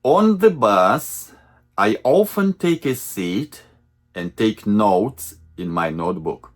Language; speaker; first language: English; non-native, fluent; Russian